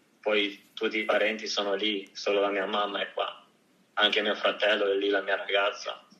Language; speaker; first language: Italian; early bilingual, other home language; Ukrainian